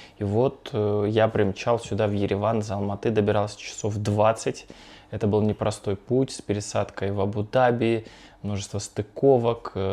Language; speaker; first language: Russian; native; Russian